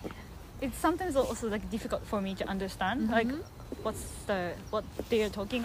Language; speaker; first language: English; non-native, learner; Japanese